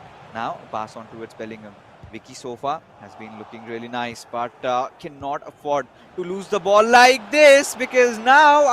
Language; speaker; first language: English; non-native, local second language; Hindi